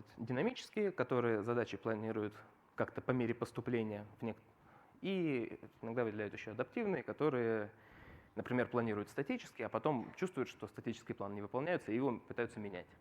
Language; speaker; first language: Russian; native; Russian